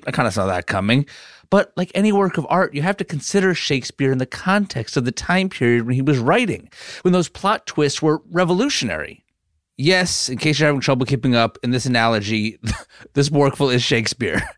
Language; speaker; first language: English; native; English